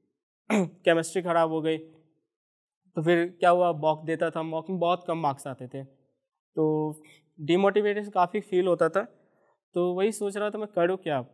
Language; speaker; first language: Hindi; native; Hindi